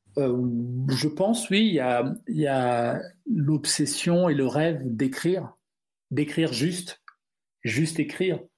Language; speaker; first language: French; non-native, local second language; Duala